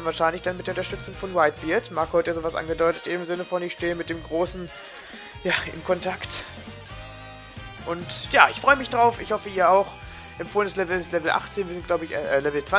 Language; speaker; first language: German; native; German